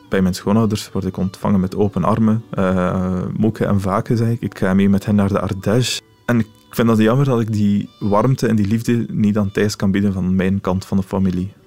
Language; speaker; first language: Dutch; early bilingual, other home language; Arabic